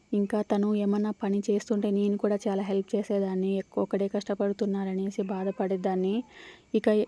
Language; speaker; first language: Telugu; native; Telugu